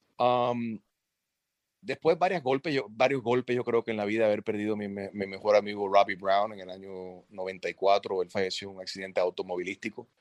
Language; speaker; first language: Spanish; early bilingual, heritage; Spanish